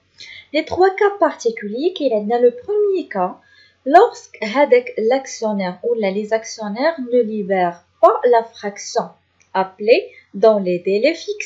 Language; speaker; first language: French; non-native, local second language; Arabic